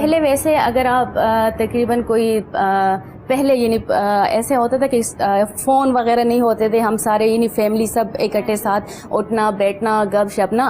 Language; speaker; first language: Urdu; non-native, local second language; Pashto